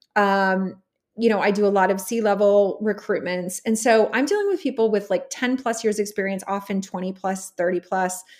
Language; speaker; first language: English; native; English